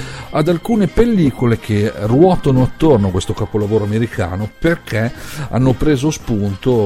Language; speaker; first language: Italian; native; Italian